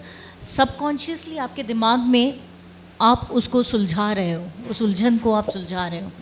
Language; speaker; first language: Hindi; native; Hindi